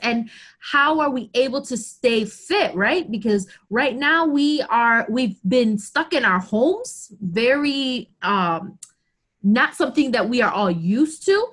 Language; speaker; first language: English; early bilingual, other home language; Spanish